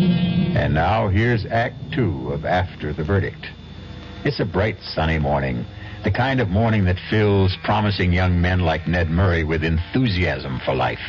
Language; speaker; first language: English; native; English